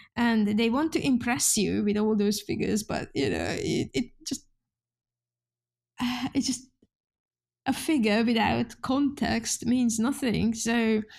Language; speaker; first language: English; non-native, fluent; Hungarian